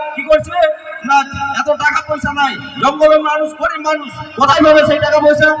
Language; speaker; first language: Bangla; native; Bangla